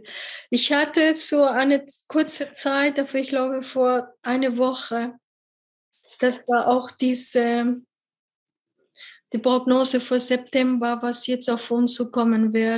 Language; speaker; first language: German; non-native, fluent; Spanish